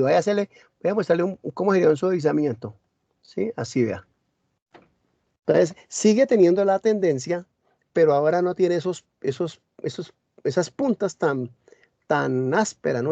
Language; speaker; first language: Spanish; native; Spanish